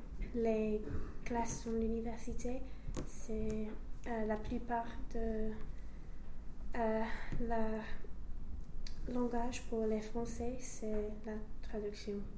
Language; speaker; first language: French; non-native, learner; English